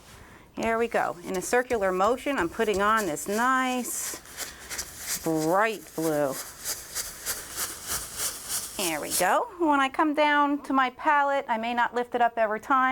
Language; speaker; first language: English; native; English